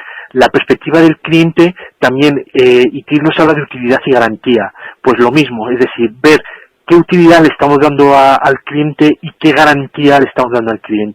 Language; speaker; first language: Spanish; native; Spanish